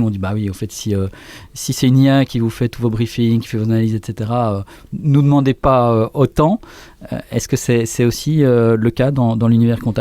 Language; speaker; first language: French; native; French